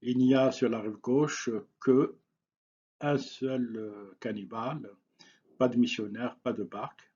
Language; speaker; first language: French; non-native, local second language; Arabic